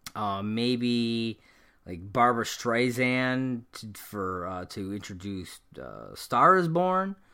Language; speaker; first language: English; native; English